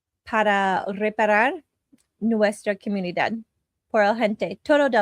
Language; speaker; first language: Spanish; non-native, learner; English